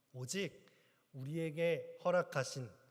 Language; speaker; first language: Korean; native; Korean